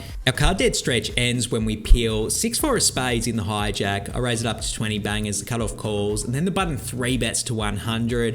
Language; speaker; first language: English; native; English